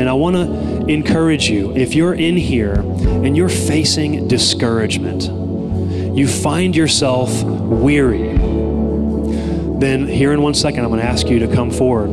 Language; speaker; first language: English; native; English